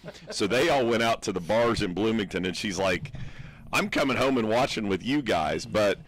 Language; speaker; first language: English; native; English